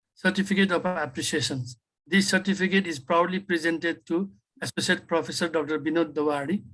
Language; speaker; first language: English; non-native, local second language; Nepali